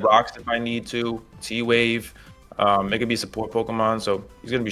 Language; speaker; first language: English; native; English